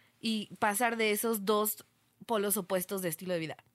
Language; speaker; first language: Spanish; native; Spanish